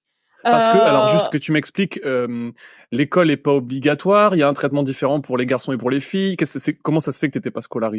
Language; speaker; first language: French; native; French